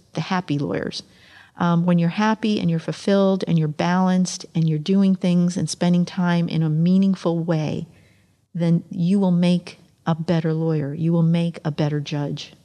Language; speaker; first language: English; early bilingual, other home language; Amharic